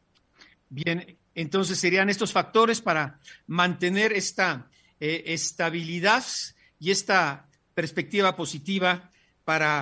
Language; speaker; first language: Spanish; native; Spanish